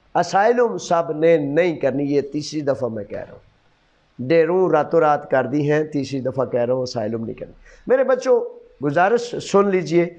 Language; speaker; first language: Urdu; non-native, local second language; Punjabi